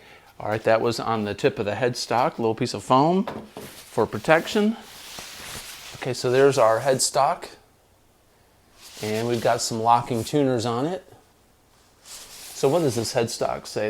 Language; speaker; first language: English; native; English